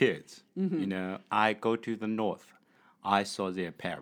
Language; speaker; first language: English; non-native, learner; Chinese